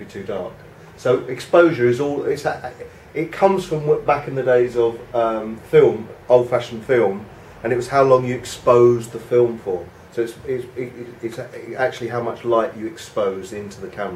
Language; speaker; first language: English; native; English